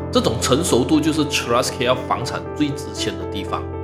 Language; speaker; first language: Chinese; native; Chinese